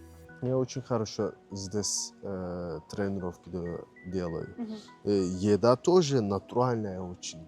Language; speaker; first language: Russian; non-native, learner; Turkish